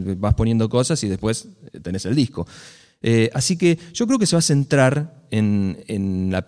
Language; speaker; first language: Spanish; native; Spanish